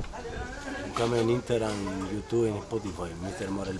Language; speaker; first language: Spanish; native; Spanish